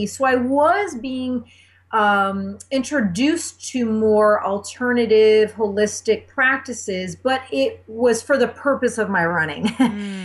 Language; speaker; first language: English; native; English